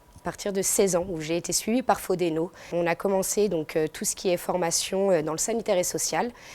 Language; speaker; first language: French; native; French